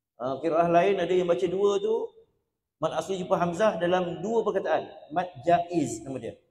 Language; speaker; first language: Malay; native; Malay